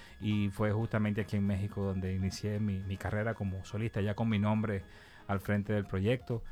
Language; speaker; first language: Spanish; native; Spanish